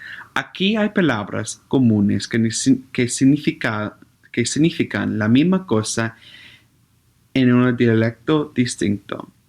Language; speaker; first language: Spanish; non-native, learner; English